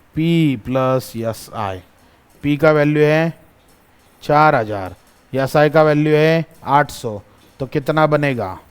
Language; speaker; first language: Hindi; non-native, local second language; Marathi